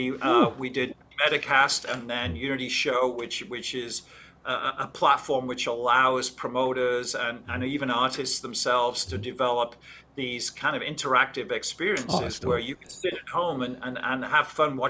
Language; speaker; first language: English; native; English